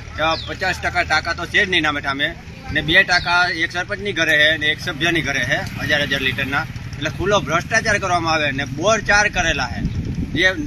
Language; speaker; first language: Gujarati; native; Gujarati